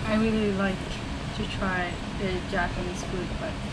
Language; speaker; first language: English; non-native, learner; Arabic